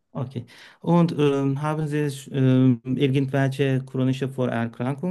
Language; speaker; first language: German; non-native, learner; Turkish